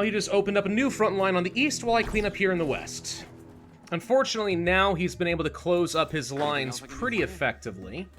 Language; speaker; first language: English; native; English